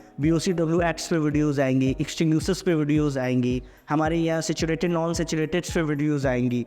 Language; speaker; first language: Hindi; native; Hindi